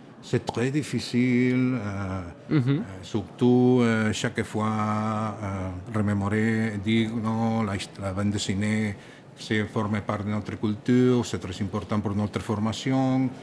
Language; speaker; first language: French; non-native, learner; Catalan